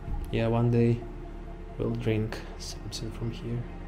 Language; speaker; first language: English; non-native, fluent; Ukrainian